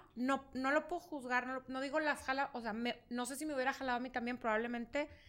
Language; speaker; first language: Spanish; native; Spanish